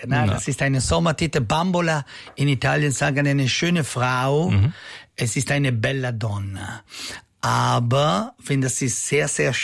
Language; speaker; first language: German; non-native, fluent; Italian